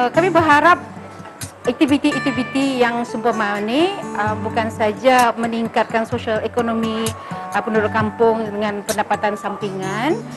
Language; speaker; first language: Malay; non-native, local second language; Iban